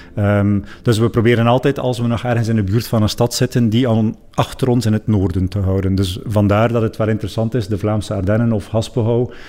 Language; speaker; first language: Dutch; native; Dutch